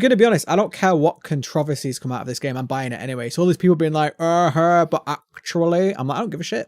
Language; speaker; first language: English; native; English